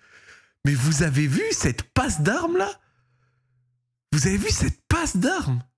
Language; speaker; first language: French; native; French